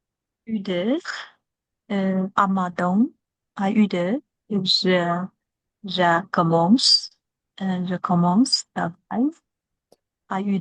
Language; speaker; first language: French; non-native, learner; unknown